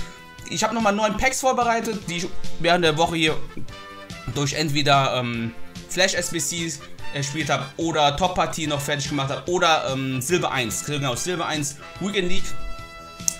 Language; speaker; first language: German; native; German